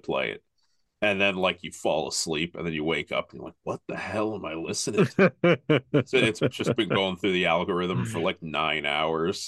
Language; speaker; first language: English; native; English